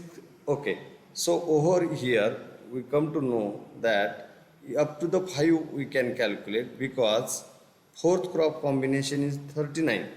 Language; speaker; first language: English; non-native, local second language; Marathi